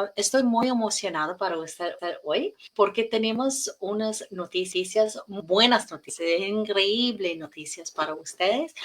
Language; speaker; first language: Spanish; non-native, learner; English